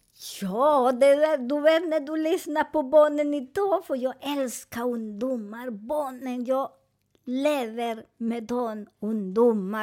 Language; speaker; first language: Swedish; non-native, fluent; Spanish